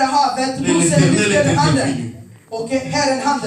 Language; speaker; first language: Swedish; non-native, fluent; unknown